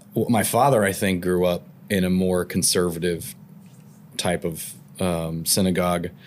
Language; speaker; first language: English; native; English